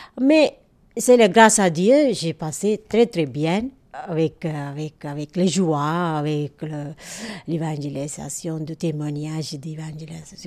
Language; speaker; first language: French; non-native, learner; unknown